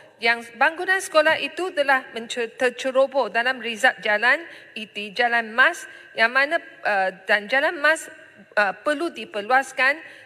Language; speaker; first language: Malay; non-native, local second language; Chinese